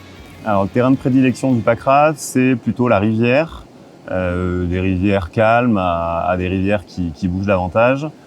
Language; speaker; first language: French; native; French